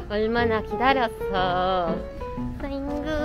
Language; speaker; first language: Korean; non-native, learner; Filipino